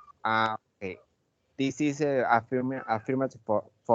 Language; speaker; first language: English; non-native, learner; Spanish